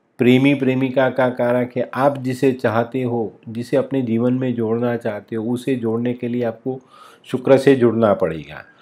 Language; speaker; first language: Hindi; non-native, local second language; Gujarati